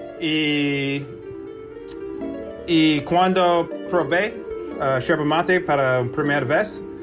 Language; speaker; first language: Spanish; non-native, learner; English